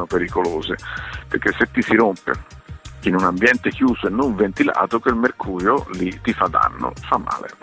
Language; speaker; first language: Italian; native; Italian